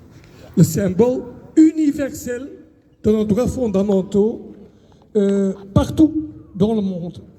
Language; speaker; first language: French; non-native, local second language; Dutch